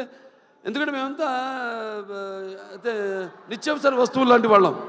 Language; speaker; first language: Telugu; native; Telugu